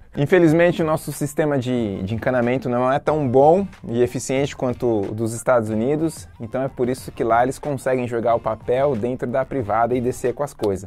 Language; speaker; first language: Portuguese; native; Portuguese